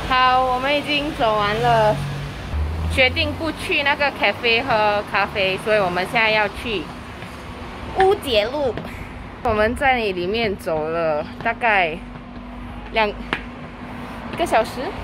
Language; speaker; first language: Chinese; native; Chinese